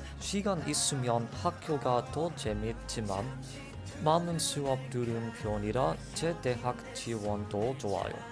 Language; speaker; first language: Korean; non-native, learner; English